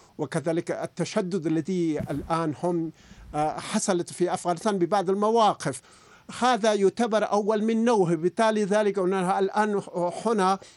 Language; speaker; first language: Arabic; non-native, fluent; Persian